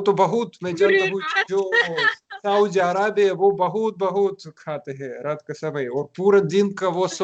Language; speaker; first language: Hindi; non-native, learner; Russian